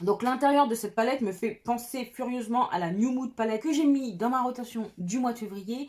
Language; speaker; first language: French; native; French